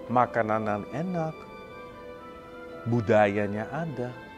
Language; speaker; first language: Indonesian; non-native, fluent; Dutch